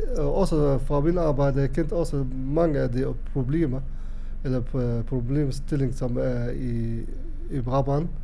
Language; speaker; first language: Danish; non-native, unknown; Arabic